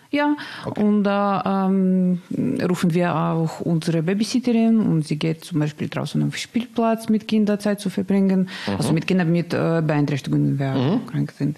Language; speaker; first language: German; non-native, learner; Russian